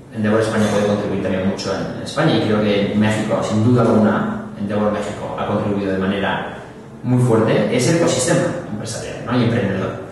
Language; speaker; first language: Spanish; native; Spanish